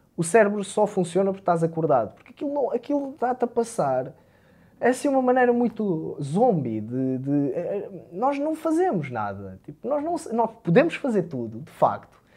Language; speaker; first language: Portuguese; early bilingual, other home language; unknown